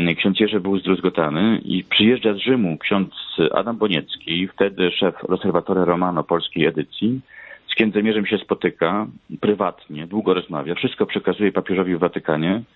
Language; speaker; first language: Polish; native; Polish